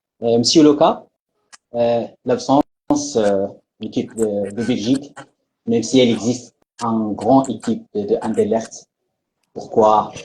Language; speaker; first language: French; non-native, learner; Arabic